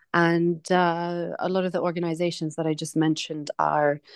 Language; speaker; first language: English; native; English